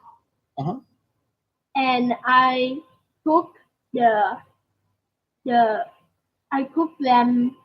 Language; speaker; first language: English; non-native, learner; Vietnamese